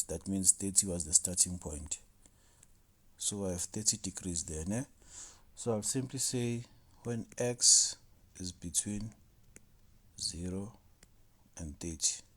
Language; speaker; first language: English; non-native, local second language; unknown